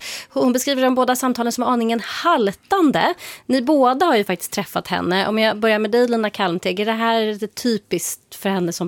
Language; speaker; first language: Swedish; native; Swedish